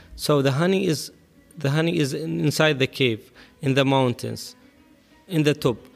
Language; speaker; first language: English; non-native, learner; Arabic